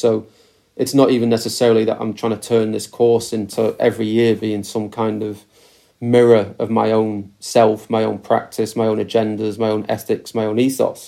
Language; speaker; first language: English; native; English